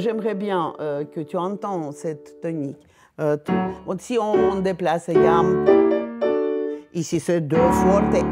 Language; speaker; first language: French; non-native, fluent; Russian